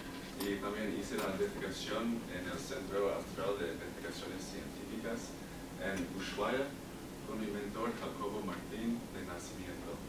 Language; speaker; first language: Spanish; non-native, learner; English